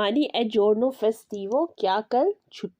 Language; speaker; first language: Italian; non-native, learner; Urdu